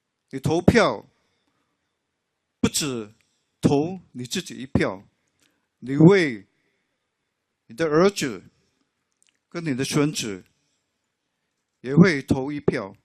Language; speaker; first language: Chinese; non-native, local second language; English